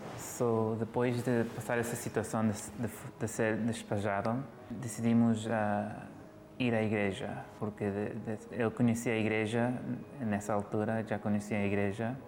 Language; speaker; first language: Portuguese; early bilingual, heritage; Portuguese